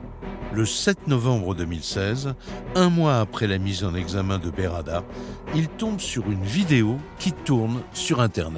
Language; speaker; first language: French; native; French